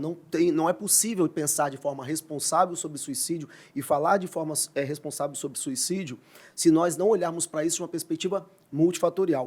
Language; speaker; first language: Portuguese; native; Portuguese